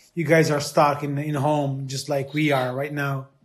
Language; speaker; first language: English; non-native, fluent; Italian